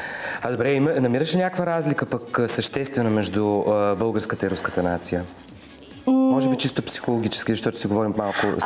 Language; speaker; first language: Bulgarian; native; Bulgarian